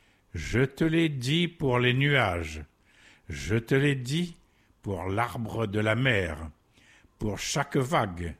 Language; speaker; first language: French; native; French